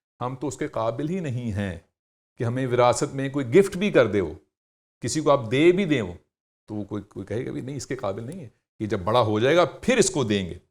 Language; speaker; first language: Urdu; native; Urdu